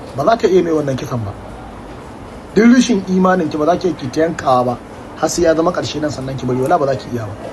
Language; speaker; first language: Hausa; native; Hausa